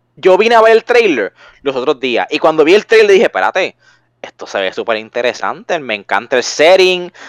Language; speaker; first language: Spanish; native; Spanish